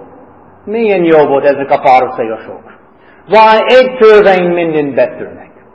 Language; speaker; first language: Hungarian; non-native, fluent; English